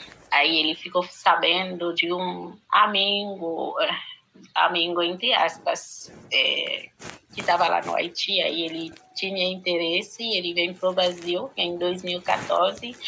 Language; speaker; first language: Portuguese; non-native, fluent; Haitian Creole